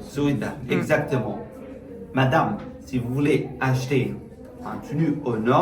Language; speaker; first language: French; non-native, fluent; Arabic